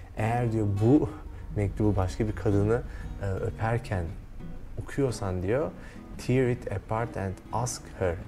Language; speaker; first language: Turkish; native; Turkish